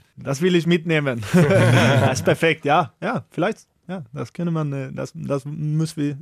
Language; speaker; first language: German; non-native, fluent; Swedish